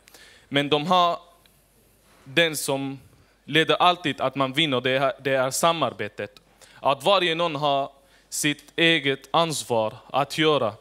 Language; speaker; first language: Swedish; non-native, fluent; Arabic